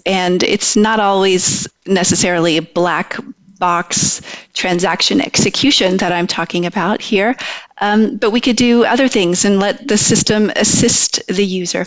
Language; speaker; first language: English; native; English